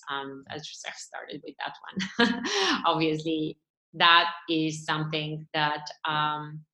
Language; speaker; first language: English; non-native, fluent; Bulgarian